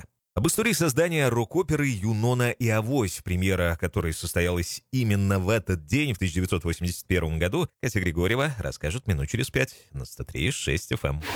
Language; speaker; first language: Russian; native; Russian